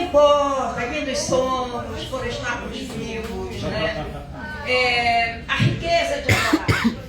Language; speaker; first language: Portuguese; native; Portuguese